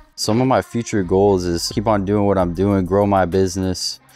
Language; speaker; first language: English; native; English